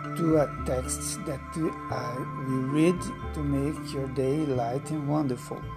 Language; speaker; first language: English; non-native, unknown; Portuguese